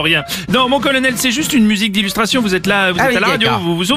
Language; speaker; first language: French; native; French